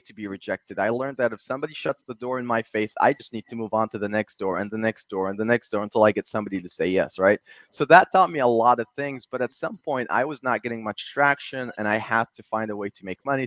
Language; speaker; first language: English; early bilingual, other home language; Arabic